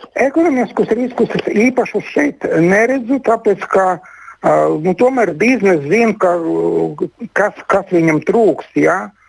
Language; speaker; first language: Latvian; non-native, local second language; Russian